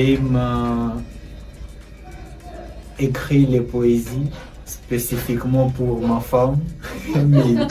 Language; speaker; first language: French; non-native, learner; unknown